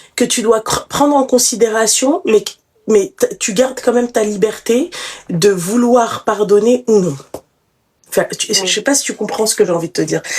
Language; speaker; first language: French; native; French